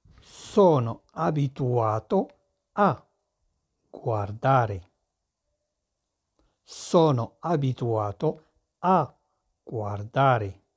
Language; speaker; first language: Italian; non-native, fluent; Arabic